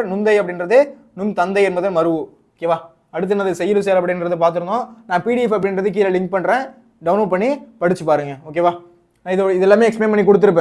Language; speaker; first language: Tamil; native; Tamil